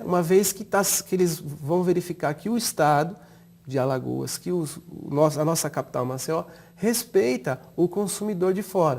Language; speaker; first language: Portuguese; native; Portuguese